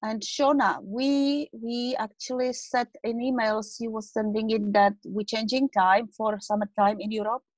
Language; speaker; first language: English; non-native, learner; Czech